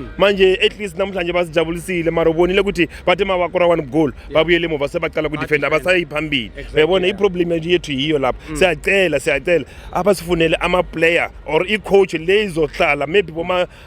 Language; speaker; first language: Zulu; non-native, local second language; Venda